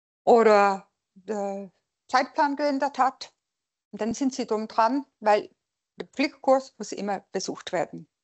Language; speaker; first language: German; non-native, local second language; French